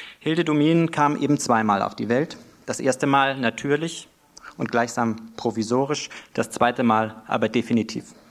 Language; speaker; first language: German; native; German